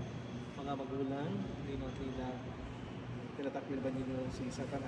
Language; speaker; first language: Filipino; native; Filipino